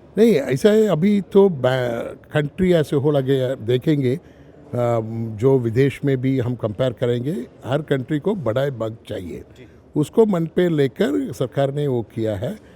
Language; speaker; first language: Hindi; non-native, local second language; Tamil